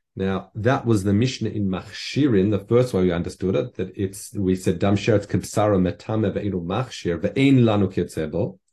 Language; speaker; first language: English; native; English